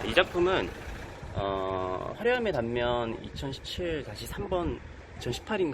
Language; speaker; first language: Korean; native; Korean